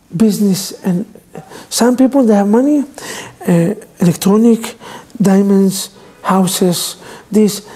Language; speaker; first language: English; non-native, fluent; Hebrew